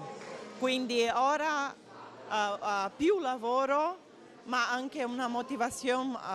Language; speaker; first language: Italian; non-native, fluent; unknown